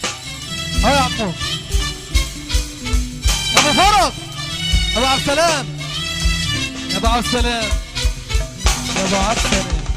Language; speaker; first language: Arabic; native; Arabic